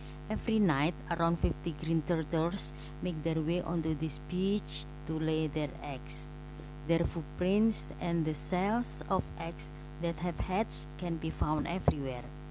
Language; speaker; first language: English; non-native, fluent; Indonesian